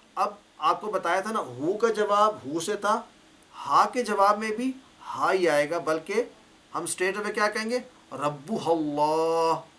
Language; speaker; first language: Urdu; native; Urdu